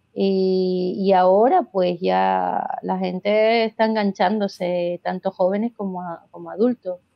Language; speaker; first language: Spanish; native; Spanish